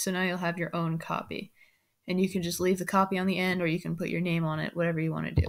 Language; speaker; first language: English; native; English